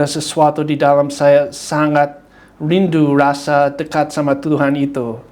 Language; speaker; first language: Indonesian; non-native, fluent; English